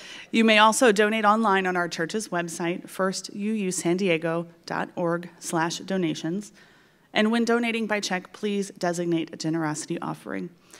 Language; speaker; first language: English; native; English